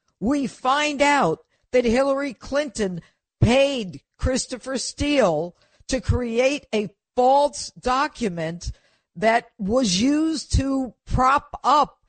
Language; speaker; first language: English; native; English